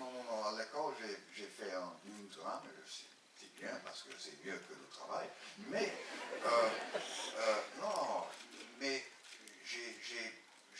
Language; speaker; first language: French; non-native, learner; English